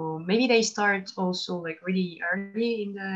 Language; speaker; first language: English; non-native, fluent; French